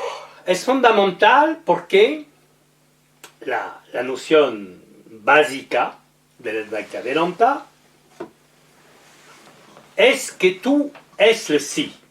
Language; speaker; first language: Spanish; non-native, learner; French